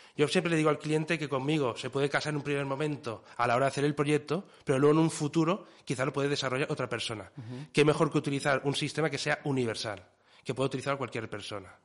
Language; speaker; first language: Spanish; native; Spanish